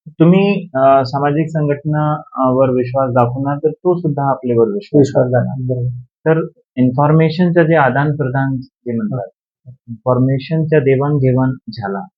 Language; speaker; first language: Marathi; non-native, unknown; Urdu